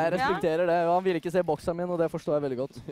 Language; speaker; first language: Norwegian; native; Norwegian